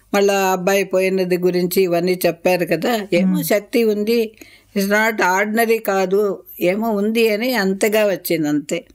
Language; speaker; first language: Telugu; non-native, local second language; Tamil